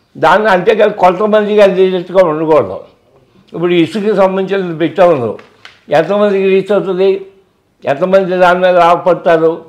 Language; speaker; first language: Telugu; native; Telugu